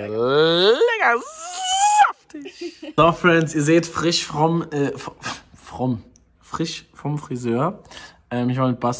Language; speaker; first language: German; native; German